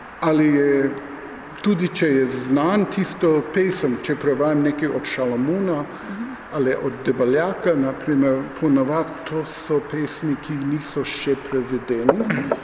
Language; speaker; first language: Slovenian; non-native, fluent; English